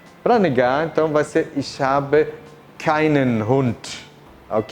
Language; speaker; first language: Portuguese; non-native, fluent; German